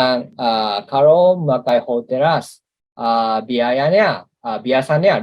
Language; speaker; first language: Indonesian; non-native, learner; Japanese